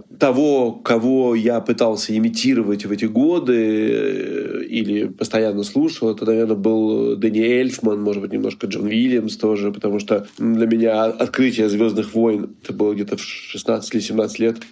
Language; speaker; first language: Russian; native; Russian